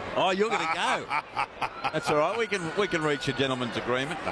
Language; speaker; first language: English; native; English